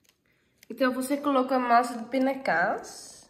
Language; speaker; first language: Portuguese; non-native, learner; Dutch